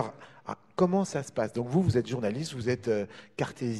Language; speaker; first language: French; native; French